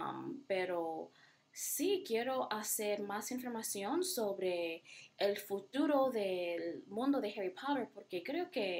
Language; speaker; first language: Spanish; non-native, learner; English